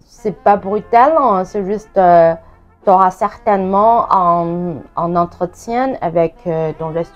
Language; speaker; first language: French; non-native, fluent; Chinese